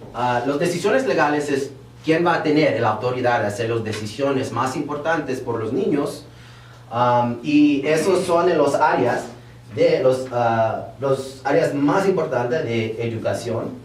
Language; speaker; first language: Spanish; early bilingual, heritage; Spanish